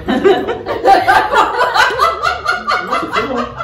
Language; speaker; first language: French; native; French